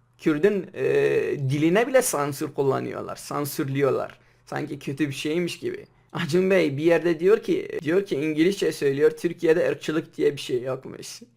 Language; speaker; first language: Turkish; non-native, local second language; Kurdish